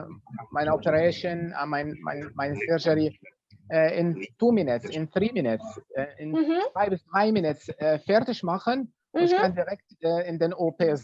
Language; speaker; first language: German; non-native, fluent; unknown